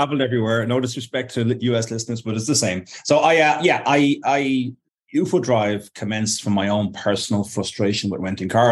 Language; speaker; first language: English; native; English